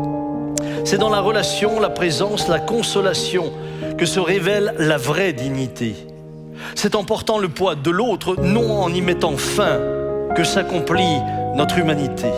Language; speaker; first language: French; native; French